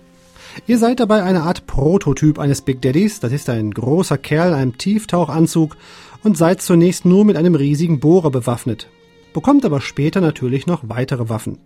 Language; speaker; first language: German; native; German